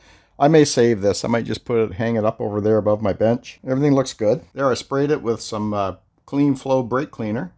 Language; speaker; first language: English; native; English